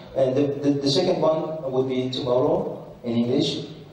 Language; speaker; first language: English; non-native, fluent; Persian